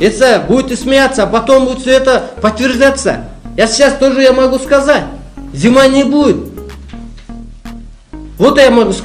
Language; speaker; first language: Russian; non-native, local second language; Kyrgyz